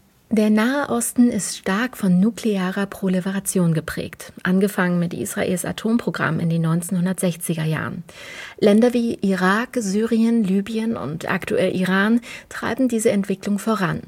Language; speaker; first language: German; native; German